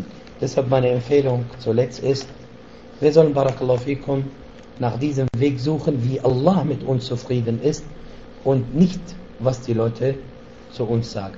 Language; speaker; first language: German; non-native, fluent; Arabic